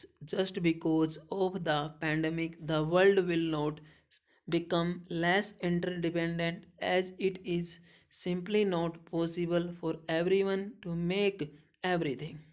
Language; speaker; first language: English; non-native, local second language; Hindi